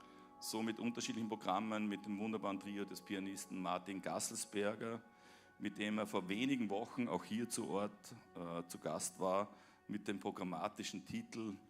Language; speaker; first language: German; native; German